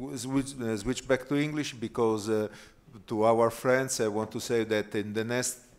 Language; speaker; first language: English; non-native, fluent; Italian